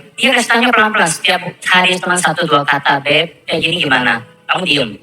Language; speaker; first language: Indonesian; non-native, fluent; Korean